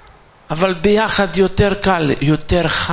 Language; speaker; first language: Hebrew; non-native, fluent; Russian